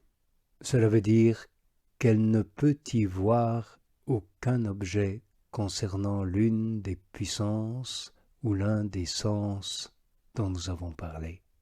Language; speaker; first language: French; native; French